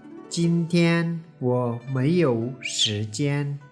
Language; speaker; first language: Chinese; non-native, fluent; Tibetan